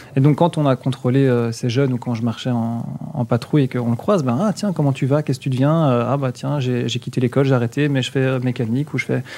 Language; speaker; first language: French; native; French